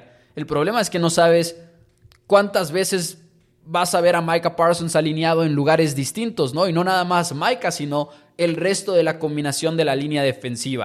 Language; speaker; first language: Spanish; native; Spanish